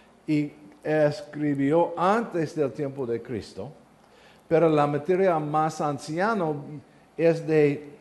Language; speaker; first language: Spanish; non-native, learner; English